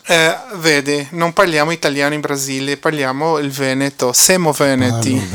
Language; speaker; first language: Italian; non-native, fluent; Portuguese